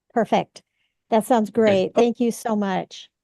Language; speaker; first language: English; native; English